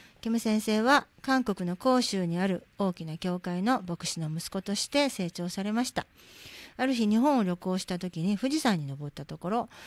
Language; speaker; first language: Japanese; native; Japanese